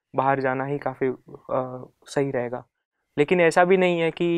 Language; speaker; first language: Hindi; non-native, local second language; Marathi